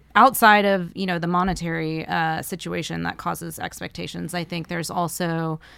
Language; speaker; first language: English; native; English